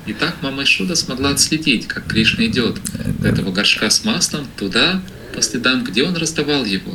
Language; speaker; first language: Russian; native; Russian